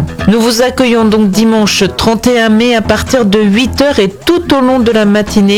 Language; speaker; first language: French; native; French